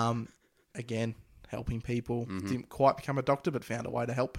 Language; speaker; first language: English; native; English